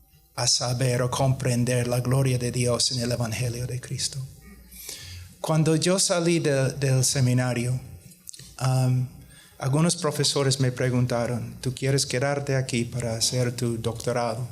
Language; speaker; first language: Spanish; non-native, fluent; English